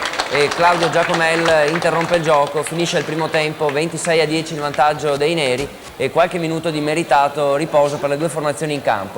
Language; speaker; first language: Italian; native; Italian